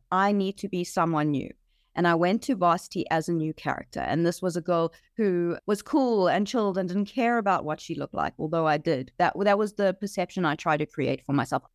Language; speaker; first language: English; native; English